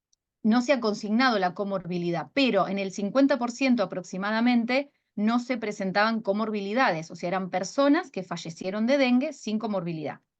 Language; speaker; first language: Spanish; native; Spanish